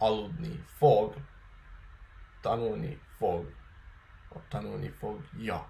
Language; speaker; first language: Hungarian; non-native, fluent; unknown